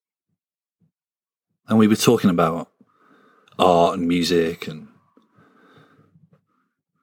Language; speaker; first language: English; native; English